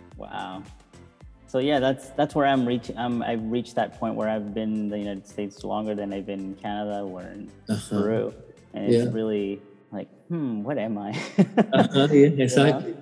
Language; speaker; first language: English; native; English